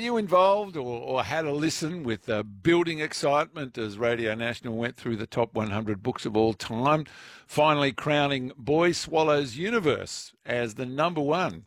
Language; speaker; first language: English; native; English